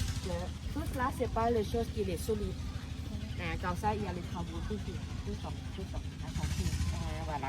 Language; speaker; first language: French; non-native, learner; Thai